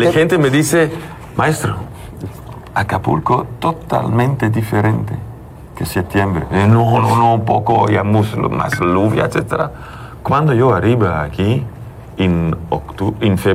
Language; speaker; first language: Spanish; non-native, learner; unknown